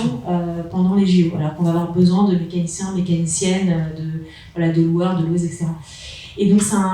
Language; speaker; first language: French; native; French